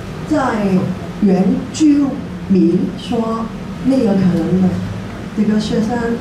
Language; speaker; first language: Chinese; non-native, local second language; Cantonese